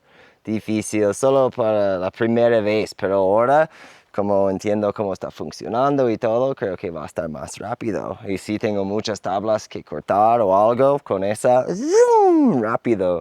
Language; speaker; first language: Spanish; non-native, learner; English